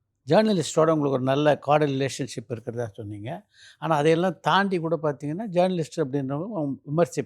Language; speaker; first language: Tamil; native; Tamil